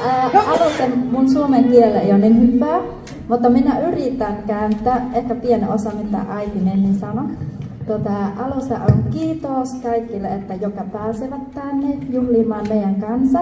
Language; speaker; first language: Finnish; non-native, fluent; Jarai